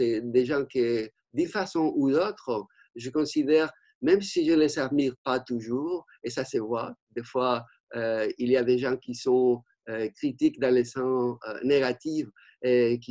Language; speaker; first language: French; non-native, fluent; Spanish